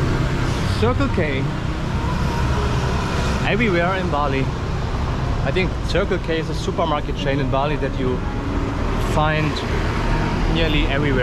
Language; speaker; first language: English; non-native, fluent; German